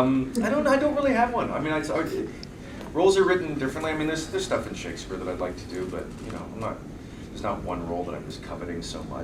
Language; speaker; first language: English; native; English